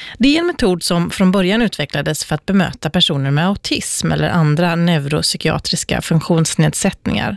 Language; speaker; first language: Swedish; native; Swedish